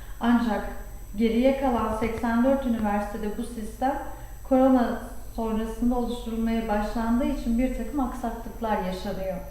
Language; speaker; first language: Turkish; native; Turkish